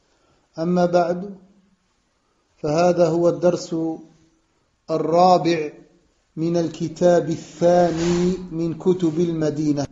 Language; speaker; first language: Arabic; non-native, fluent; French